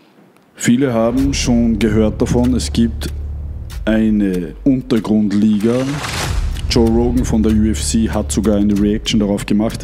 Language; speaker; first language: German; native; German